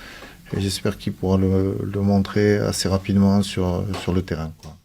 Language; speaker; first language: French; native; French